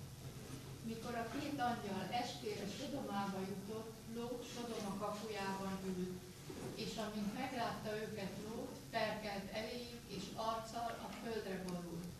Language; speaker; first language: Hungarian; native; Hungarian